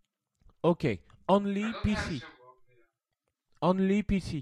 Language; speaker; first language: English; non-native, learner; French